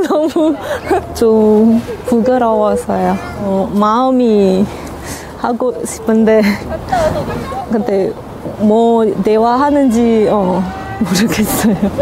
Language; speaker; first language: Korean; non-native, learner; Indonesian